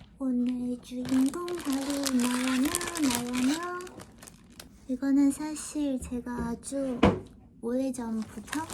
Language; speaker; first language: Korean; non-native, fluent; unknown